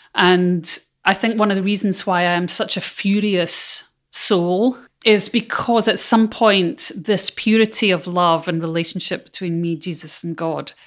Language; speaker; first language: English; native; English